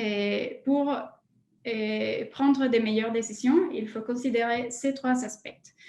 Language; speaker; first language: French; non-native, fluent; Spanish